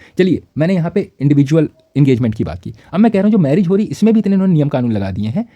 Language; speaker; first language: Hindi; native; Hindi